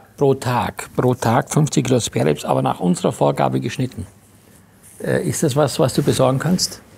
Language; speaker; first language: German; native; German